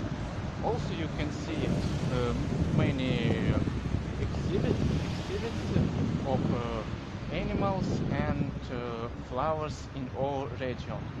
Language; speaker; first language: English; non-native, learner; Russian